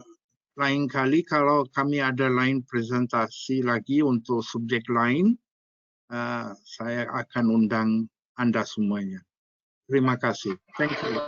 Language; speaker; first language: Indonesian; non-native, fluent; English